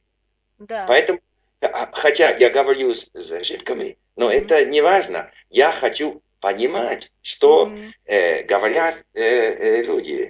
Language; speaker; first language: Russian; non-native, learner; English